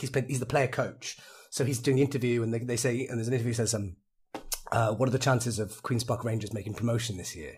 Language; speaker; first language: English; native; English